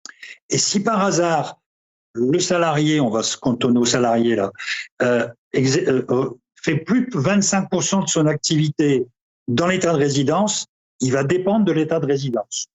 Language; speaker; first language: French; native; French